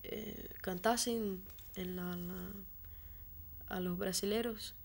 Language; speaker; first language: Spanish; non-native, fluent; Portuguese